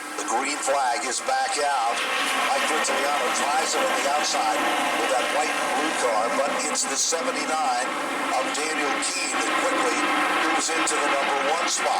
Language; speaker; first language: English; native; English